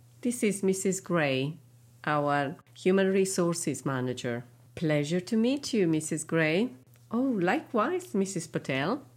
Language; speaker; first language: English; non-native, fluent; Italian